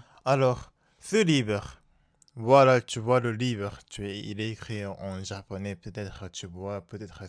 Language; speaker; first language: French; non-native, learner; Japanese